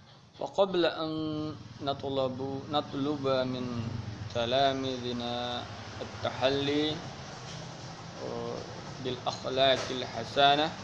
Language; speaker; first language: Arabic; non-native, learner; Indonesian